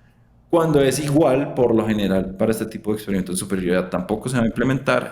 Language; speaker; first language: Spanish; native; Spanish